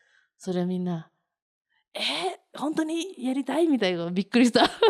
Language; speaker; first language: Japanese; non-native, learner; Spanish